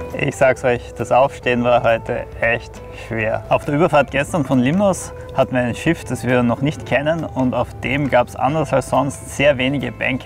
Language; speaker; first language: German; native; German